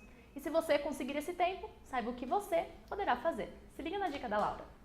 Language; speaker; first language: Portuguese; native; Portuguese